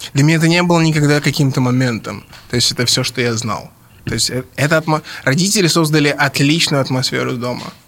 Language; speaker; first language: Russian; early bilingual, other home language; English